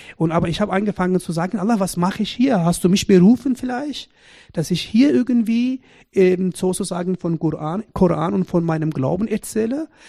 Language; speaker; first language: German; non-native, fluent; Persian